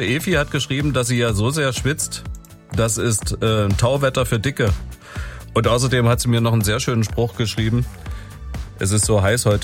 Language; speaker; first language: German; native; German